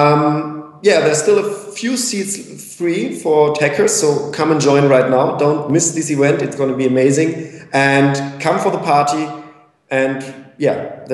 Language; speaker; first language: English; non-native, fluent; German